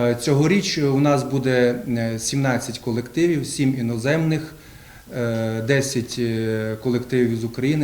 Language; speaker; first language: Ukrainian; native; Ukrainian